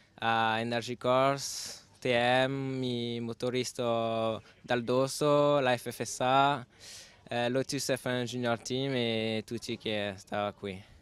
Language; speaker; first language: Italian; non-native, learner; French